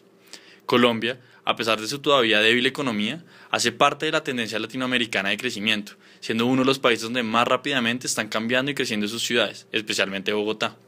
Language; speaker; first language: Spanish; native; Spanish